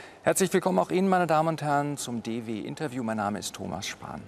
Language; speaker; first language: German; native; German